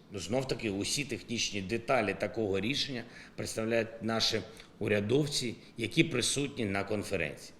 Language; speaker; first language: Ukrainian; non-native, local second language; Russian